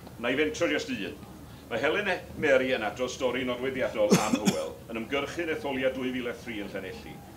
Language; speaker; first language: Welsh; native; Welsh